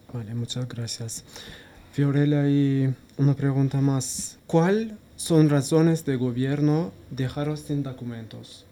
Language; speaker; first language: Spanish; non-native, learner; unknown